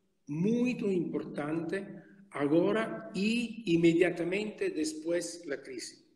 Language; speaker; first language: Spanish; non-native, fluent; Italian